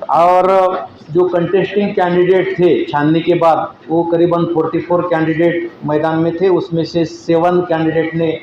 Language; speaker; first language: Hindi; non-native, local second language; Marathi